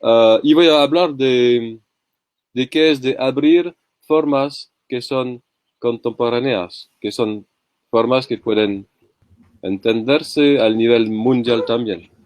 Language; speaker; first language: Spanish; non-native, learner; French